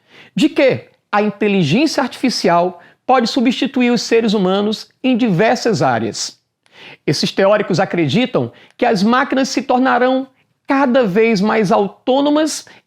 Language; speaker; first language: Portuguese; native; Portuguese